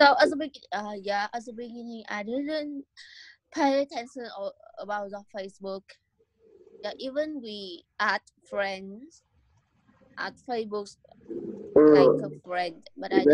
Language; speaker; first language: English; non-native, learner; Vietnamese